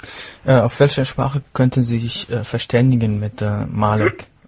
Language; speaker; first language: German; non-native, fluent; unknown